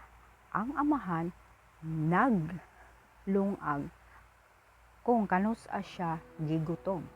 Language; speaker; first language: Cebuano; non-native, learner; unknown